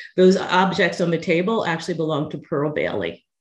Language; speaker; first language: English; native; English